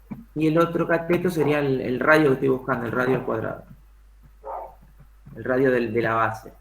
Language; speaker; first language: Spanish; native; Spanish